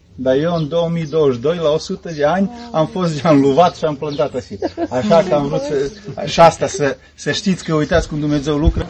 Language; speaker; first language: Romanian; native; Romanian